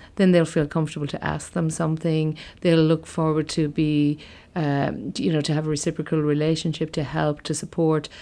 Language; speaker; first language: English; native; English